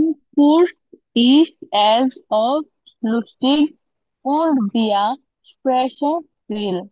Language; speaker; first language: German; non-native, learner; Bangla